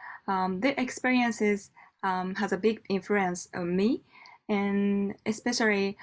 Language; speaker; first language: English; non-native, learner; Japanese